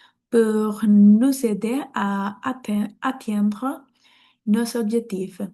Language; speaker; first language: French; non-native, learner; Spanish